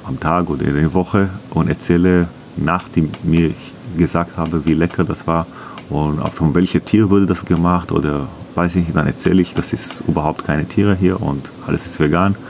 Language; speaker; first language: German; non-native, learner; Hebrew